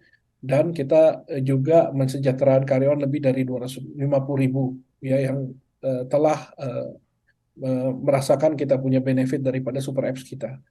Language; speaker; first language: Indonesian; native; Indonesian